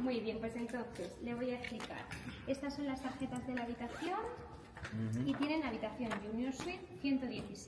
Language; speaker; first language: Spanish; native; Spanish